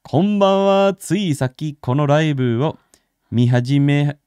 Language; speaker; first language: Japanese; non-native, fluent; English